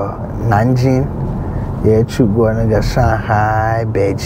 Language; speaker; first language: Chinese; non-native, learner; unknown